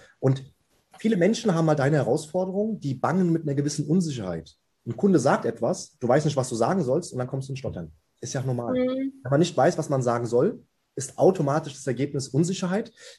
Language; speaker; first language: German; native; German